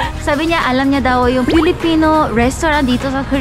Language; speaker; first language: Filipino; non-native, fluent; Korean